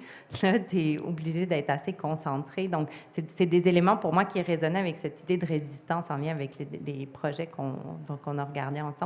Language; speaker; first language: French; native; French